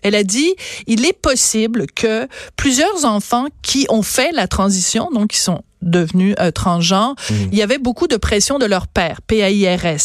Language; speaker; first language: French; native; French